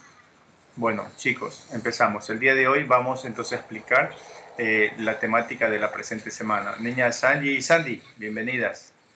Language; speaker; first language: Spanish; native; Spanish